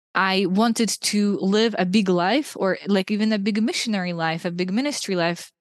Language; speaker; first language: English; non-native, fluent; Russian